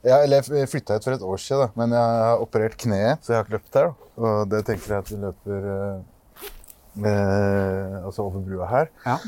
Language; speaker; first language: Norwegian; early bilingual, other home language; Persian